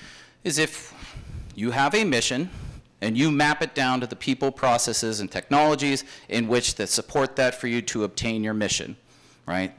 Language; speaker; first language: English; native; English